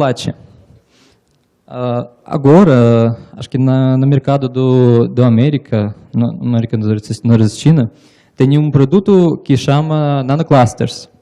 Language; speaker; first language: Portuguese; non-native, learner; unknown